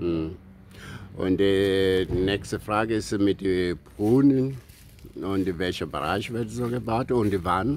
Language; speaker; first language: German; non-native, learner; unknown